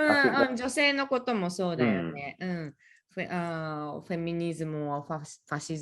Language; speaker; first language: Japanese; native; Japanese